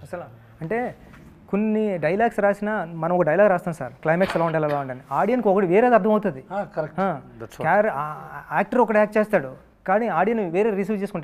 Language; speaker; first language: Telugu; native; Telugu